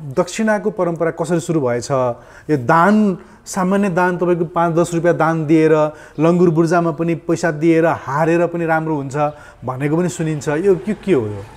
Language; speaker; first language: Nepali; native; Nepali